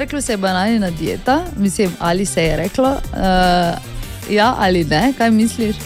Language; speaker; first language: Slovenian; native; Slovenian